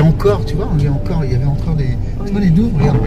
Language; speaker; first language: French; native; French